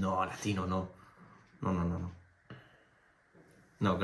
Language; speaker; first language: Spanish; non-native, fluent; French